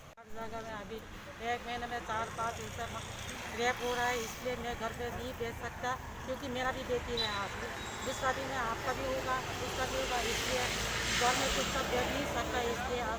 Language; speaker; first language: Hindi; non-native, local second language; Kok Borok